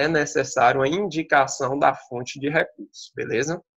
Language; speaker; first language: Portuguese; native; Portuguese